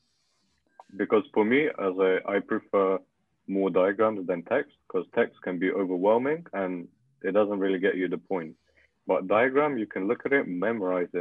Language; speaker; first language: English; non-native, fluent; Russian